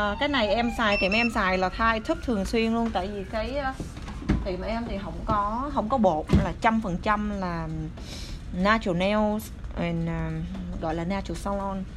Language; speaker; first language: Vietnamese; early bilingual, other home language; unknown